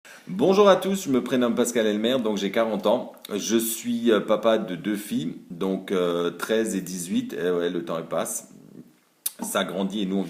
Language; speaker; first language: French; native; French